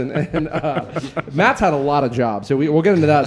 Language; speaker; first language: English; native; English